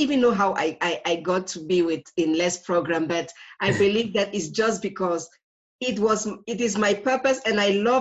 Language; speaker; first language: English; non-native, local second language; French